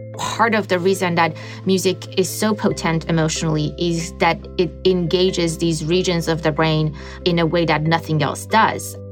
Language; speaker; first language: English; non-native, fluent; Persian